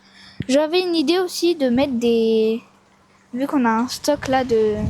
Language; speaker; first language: French; native; French